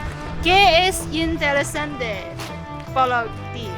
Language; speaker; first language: Spanish; non-native, learner; Chinese